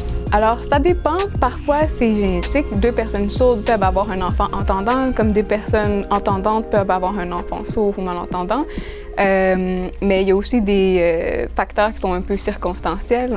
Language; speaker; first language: French; native; French